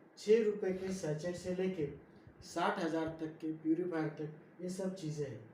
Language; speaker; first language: Hindi; non-native, local second language; Marathi